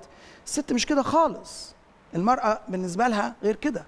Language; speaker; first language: Arabic; native; Arabic